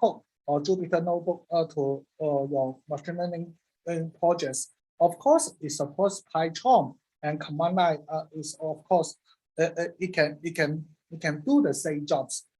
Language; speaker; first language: English; non-native, learner; Cantonese